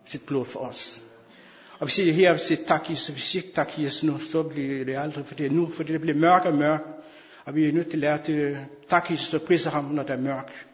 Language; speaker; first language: Danish; non-native, fluent; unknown